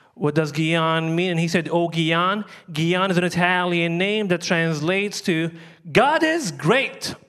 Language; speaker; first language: English; non-native, fluent; Arabic